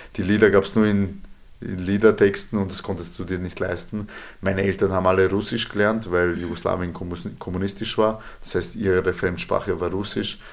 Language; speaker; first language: German; early bilingual, other home language; Serbian